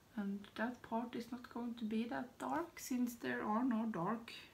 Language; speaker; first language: English; non-native, fluent; Swedish